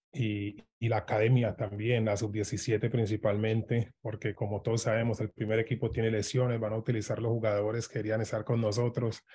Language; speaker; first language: Spanish; native; Spanish